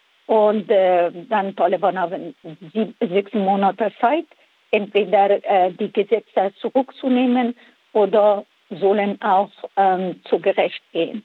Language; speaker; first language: German; non-native, fluent; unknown